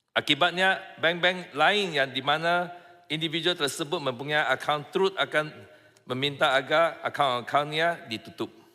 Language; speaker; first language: Malay; non-native, local second language; Chinese